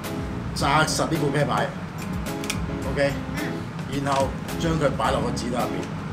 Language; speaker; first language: Cantonese; native; Cantonese